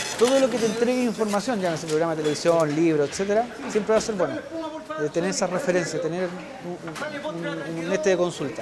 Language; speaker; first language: Spanish; native; Spanish